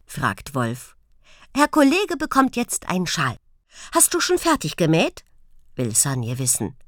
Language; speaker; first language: German; native; German